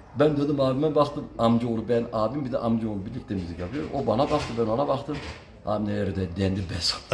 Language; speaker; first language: Turkish; early bilingual, heritage; Turkish